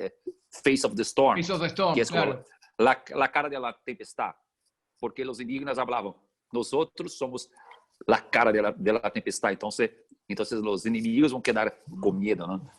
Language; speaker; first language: Spanish; non-native, fluent; Portuguese